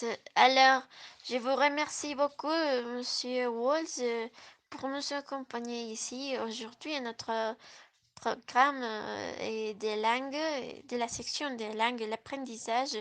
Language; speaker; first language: French; non-native, learner; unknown